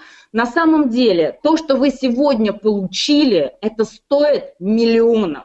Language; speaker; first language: Russian; native; Russian